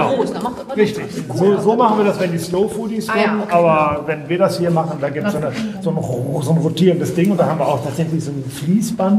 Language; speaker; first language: German; native; German